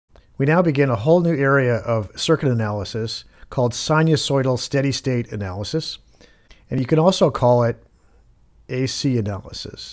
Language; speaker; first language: English; native; English